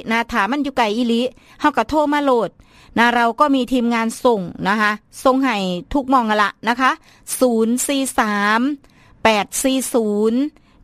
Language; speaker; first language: Thai; non-native, local second language; Northeastern Thai